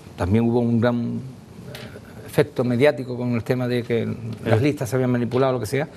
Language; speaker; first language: Spanish; native; Spanish